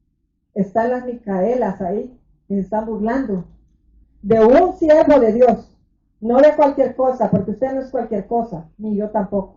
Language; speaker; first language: Spanish; native; Spanish